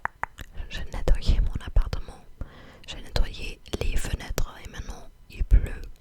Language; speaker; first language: French; non-native, fluent; English